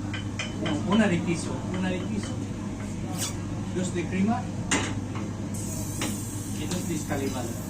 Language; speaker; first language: Spanish; non-native, learner; Filipino